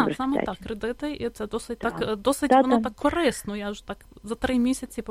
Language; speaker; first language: Ukrainian; native; Ukrainian